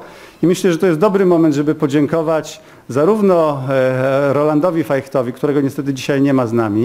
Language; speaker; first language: Polish; native; Polish